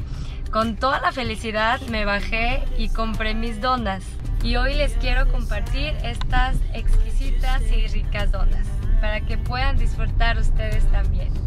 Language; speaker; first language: Spanish; non-native, fluent; Korean